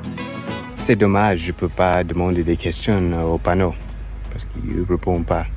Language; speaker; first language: French; non-native, fluent; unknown